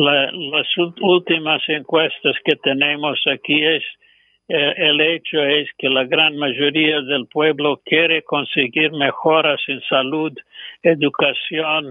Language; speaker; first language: Spanish; non-native, fluent; English